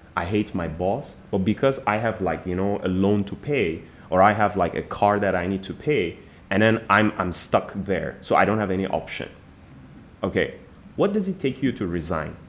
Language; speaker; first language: English; non-native, fluent; Persian